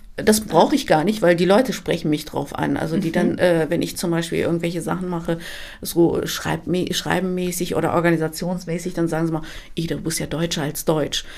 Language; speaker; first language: German; early bilingual, other home language; Turkish